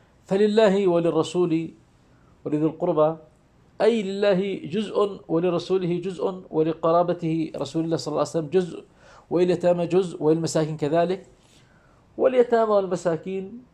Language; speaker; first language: Arabic; native; Arabic